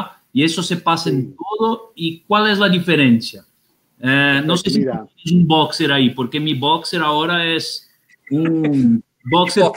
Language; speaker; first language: Spanish; non-native, fluent; Portuguese